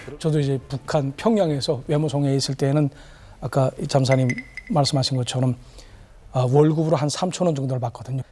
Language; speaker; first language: Korean; native; Korean